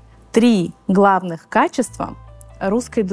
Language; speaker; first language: Russian; native; Russian